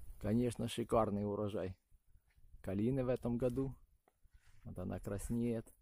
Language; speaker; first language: Russian; non-native, local second language; Ukrainian